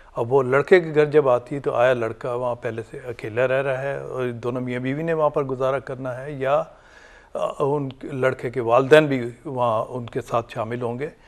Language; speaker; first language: Urdu; native; Urdu